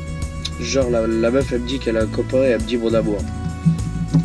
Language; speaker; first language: French; native; French